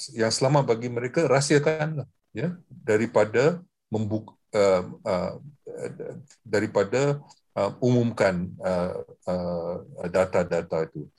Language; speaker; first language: Malay; non-native, local second language; English